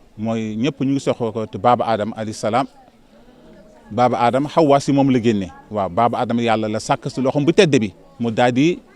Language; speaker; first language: Wolof; native; Wolof